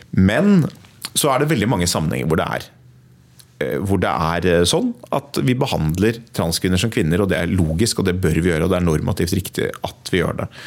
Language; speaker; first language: Norwegian; native; Norwegian